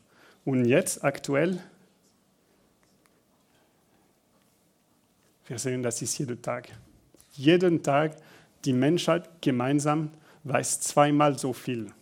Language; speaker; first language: German; non-native, learner; French